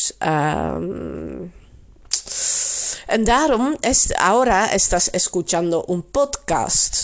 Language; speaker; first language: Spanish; non-native, fluent; Dutch